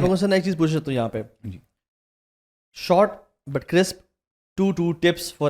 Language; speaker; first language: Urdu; native; Urdu